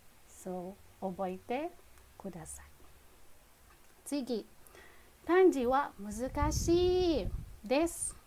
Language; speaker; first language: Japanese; non-native, fluent; Filipino